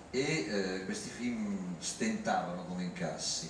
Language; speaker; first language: Italian; native; Italian